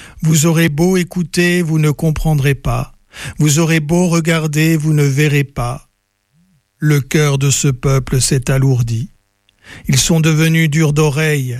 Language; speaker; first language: French; native; French